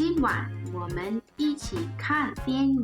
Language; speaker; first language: Chinese; non-native, learner; English